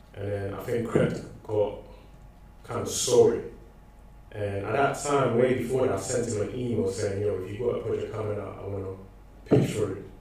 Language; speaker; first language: English; non-native, local second language; Akan